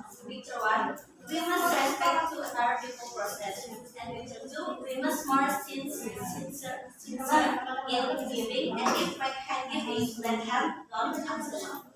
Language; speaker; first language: English; non-native, learner; Indonesian